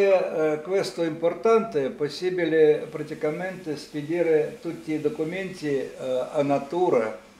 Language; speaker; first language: Italian; non-native, learner; Russian